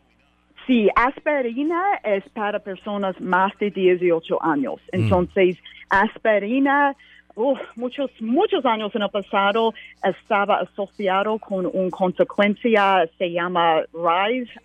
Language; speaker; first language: Spanish; non-native, learner; English